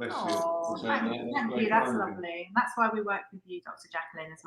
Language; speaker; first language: English; native; English